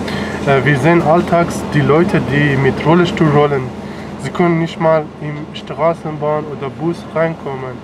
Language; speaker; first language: German; non-native, learner; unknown